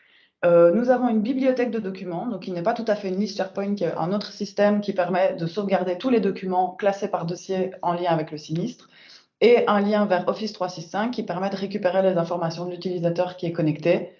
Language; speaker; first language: French; native; French